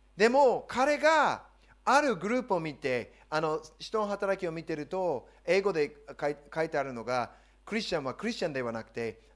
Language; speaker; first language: Japanese; non-native, fluent; English